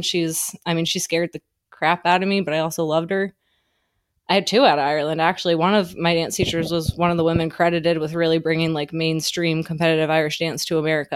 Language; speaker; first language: English; native; English